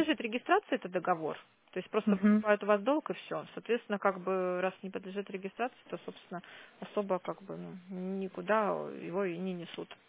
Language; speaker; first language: Russian; native; Russian